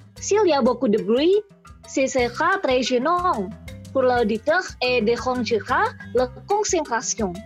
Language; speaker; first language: French; non-native, learner; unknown